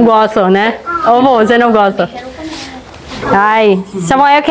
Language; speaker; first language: Portuguese; non-native, learner; Vietnamese